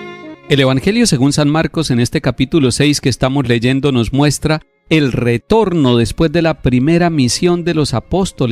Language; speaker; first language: Spanish; native; Spanish